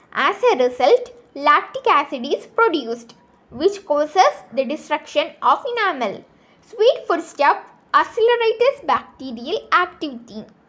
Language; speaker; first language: English; non-native, local second language; Malayalam